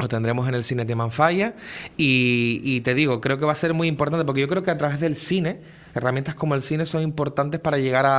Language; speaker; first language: Spanish; native; Spanish